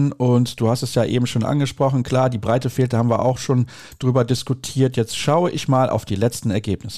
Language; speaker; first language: German; native; German